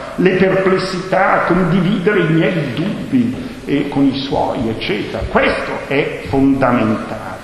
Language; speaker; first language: Italian; non-native, local second language; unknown